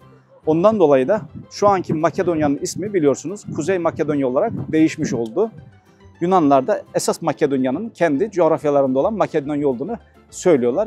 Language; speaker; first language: Turkish; native; Turkish